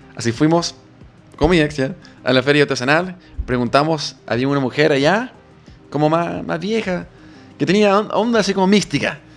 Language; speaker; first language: Spanish; non-native, fluent; English